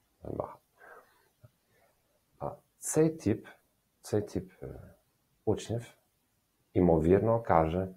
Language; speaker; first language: Ukrainian; non-native, learner; German